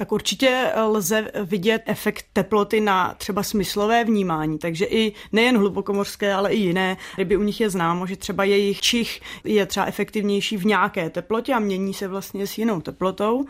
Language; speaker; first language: Czech; native; Czech